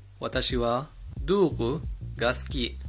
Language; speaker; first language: Japanese; non-native, learner; Persian